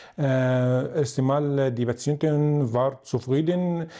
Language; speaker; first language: German; non-native, learner; Arabic